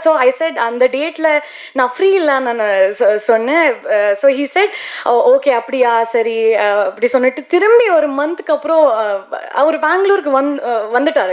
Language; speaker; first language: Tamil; non-native, learner; Kannada